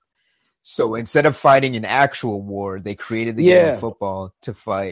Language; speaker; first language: English; native; English